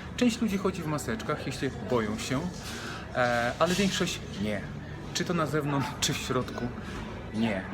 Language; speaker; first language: Polish; non-native, fluent; Russian